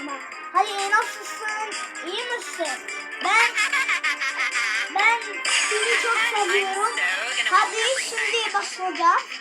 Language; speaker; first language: Turkish; early bilingual, other home language; Arabic